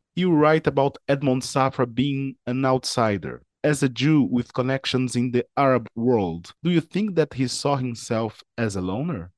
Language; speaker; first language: English; non-native, fluent; Portuguese